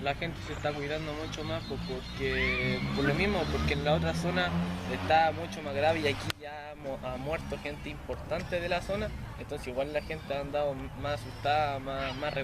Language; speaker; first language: Spanish; native; Spanish